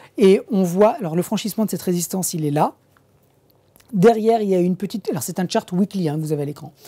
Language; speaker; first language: French; native; French